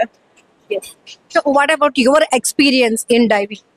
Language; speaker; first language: English; non-native, learner; Telugu